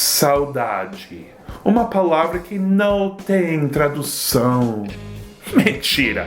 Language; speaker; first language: Portuguese; non-native, fluent; English